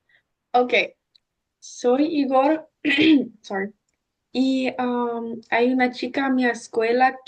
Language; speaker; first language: Spanish; non-native, learner; English